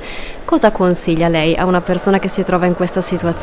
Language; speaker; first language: Italian; native; Italian